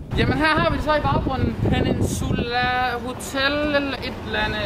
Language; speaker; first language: Danish; native; Danish